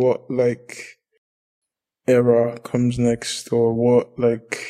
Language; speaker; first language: English; non-native, local second language; Yoruba